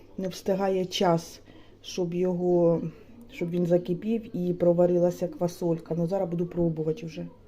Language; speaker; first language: Ukrainian; native; Ukrainian